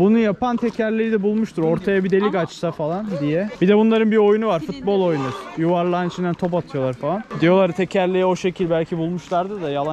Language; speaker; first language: Turkish; native; Turkish